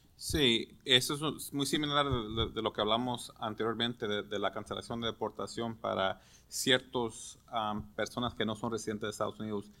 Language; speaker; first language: Spanish; early bilingual, heritage; Spanish